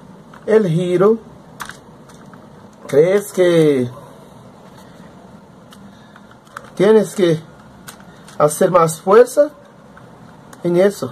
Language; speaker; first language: Spanish; non-native, learner; Portuguese